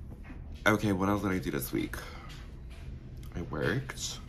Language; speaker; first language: English; native; English